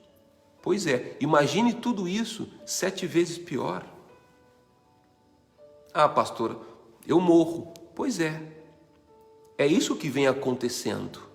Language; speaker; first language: Portuguese; native; Portuguese